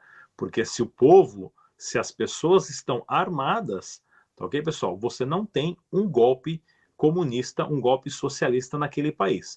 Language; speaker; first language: Portuguese; native; Portuguese